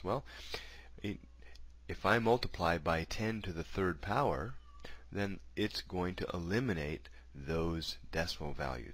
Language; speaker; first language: English; native; English